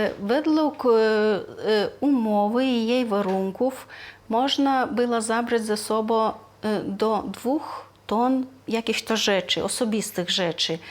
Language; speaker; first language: Polish; non-native, fluent; Lithuanian